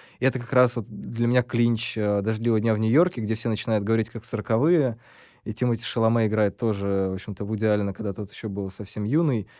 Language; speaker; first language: Russian; native; Russian